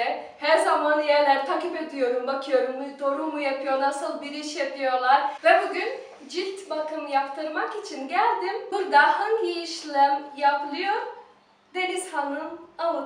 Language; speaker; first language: Turkish; non-native, learner; Portuguese